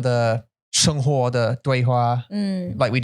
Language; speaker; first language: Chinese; non-native, learner; English